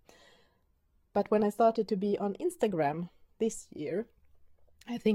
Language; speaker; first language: English; non-native, fluent; Swedish